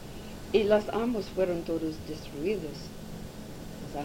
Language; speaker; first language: Spanish; non-native, learner; English